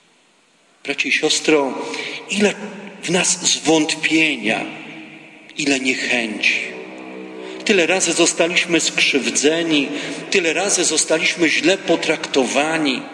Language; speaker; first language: Polish; native; Polish